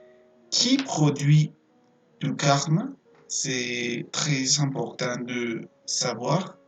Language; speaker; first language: French; non-native, fluent; Spanish